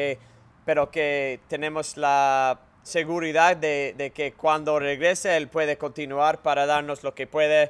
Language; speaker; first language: Spanish; non-native, fluent; English